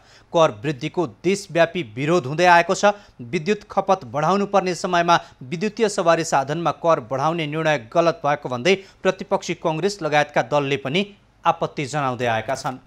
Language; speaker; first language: Nepali; native; Nepali